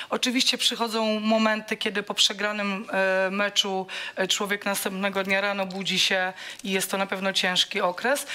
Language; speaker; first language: Polish; native; Polish